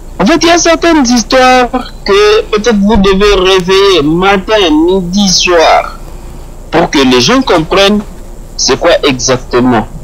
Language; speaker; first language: French; non-native, local second language; Luba-Lulua